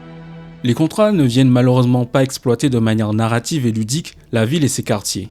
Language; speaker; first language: French; native; French